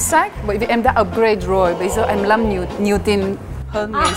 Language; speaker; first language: Vietnamese; non-native, fluent; French